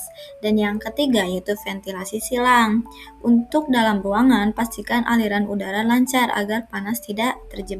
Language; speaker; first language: Indonesian; native; Indonesian